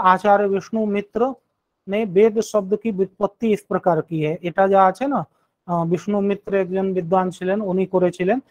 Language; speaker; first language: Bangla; non-native, local second language; Hindi